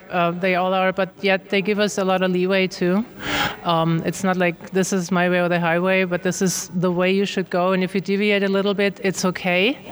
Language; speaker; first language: English; non-native, fluent; German